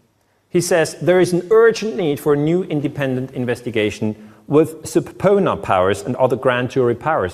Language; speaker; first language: English; non-native, fluent; German